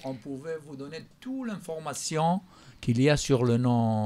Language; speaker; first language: French; non-native, fluent; Hebrew